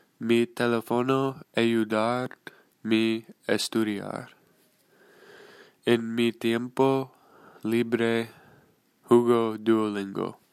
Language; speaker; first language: Spanish; non-native, learner; English